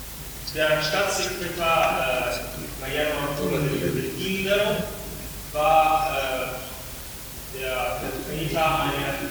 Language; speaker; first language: German; non-native, fluent; Italian